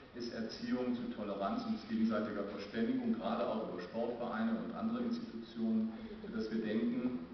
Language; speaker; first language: German; native; German